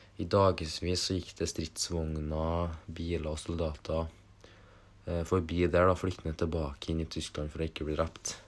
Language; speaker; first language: Norwegian; early bilingual, other home language; German